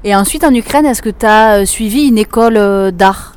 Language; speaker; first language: French; native; French